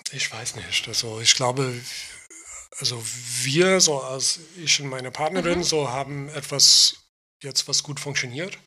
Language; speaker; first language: German; non-native, fluent; English